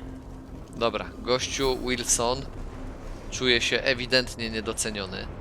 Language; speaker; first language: Polish; native; Polish